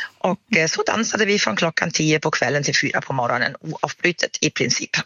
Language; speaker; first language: Swedish; non-native, fluent; German